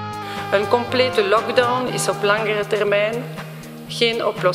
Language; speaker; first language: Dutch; non-native, local second language; French